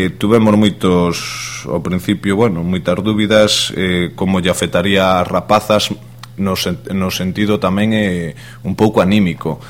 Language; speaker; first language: Galician; non-native, local second language; Spanish